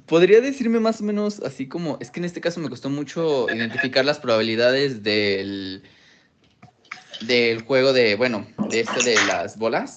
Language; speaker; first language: Spanish; native; Spanish